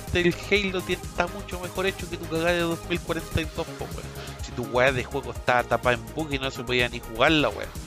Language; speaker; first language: Spanish; native; Spanish